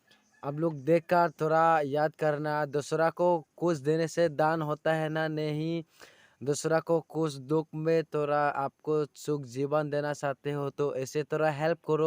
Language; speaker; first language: Hindi; non-native, local second language; Chakma